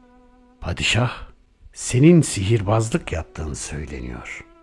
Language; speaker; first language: Turkish; native; Turkish